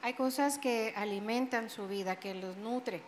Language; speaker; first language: Spanish; native; Spanish